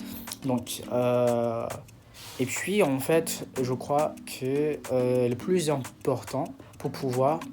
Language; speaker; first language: French; non-native, fluent; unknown